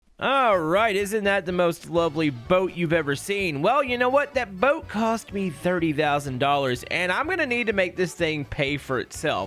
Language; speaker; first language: English; native; English